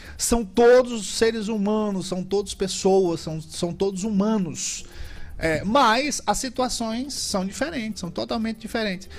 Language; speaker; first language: Portuguese; native; Portuguese